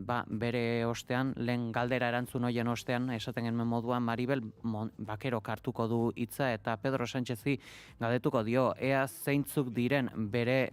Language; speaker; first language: Basque; native; Basque